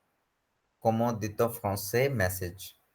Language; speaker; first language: French; non-native, fluent; Hindi